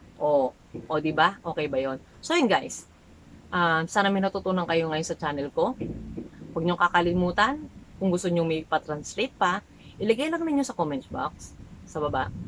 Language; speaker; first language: Filipino; native; Filipino